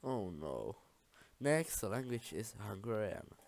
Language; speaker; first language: English; non-native, learner; Czech